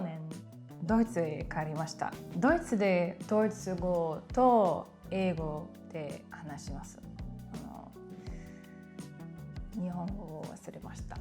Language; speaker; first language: Japanese; non-native, learner; German